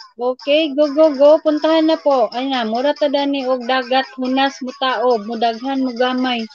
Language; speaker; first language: Filipino; non-native, local second language; Cebuano